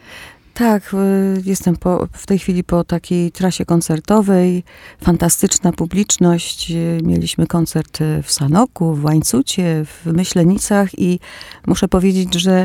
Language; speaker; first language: Polish; early bilingual, other home language; Greek